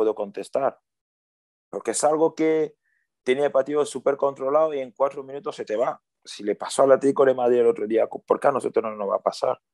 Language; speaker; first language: Spanish; early bilingual, other home language; French